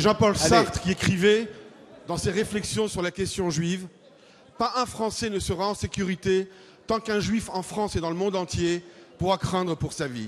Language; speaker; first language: French; native; French